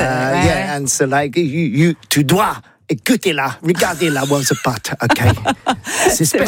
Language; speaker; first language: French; non-native, learner; English